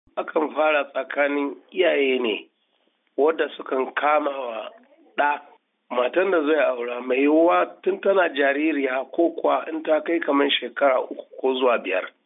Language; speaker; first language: Hausa; non-native, local second language; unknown